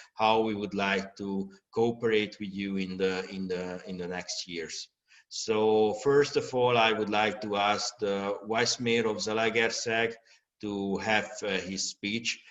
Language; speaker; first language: English; non-native, fluent; Hungarian